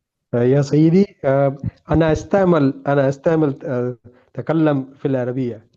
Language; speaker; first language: Arabic; non-native, learner; Urdu